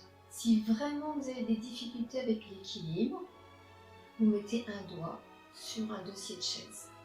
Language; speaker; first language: French; native; French